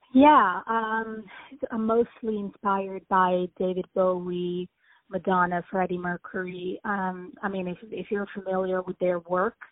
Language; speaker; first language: English; early bilingual, other home language; Italian